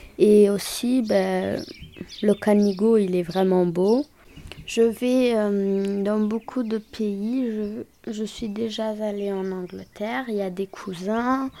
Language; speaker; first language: French; non-native, local second language; German